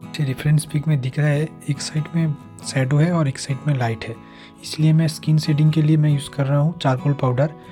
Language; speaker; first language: Hindi; non-native, local second language; Bangla